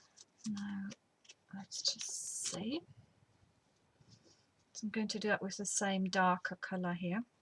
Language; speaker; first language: English; native; English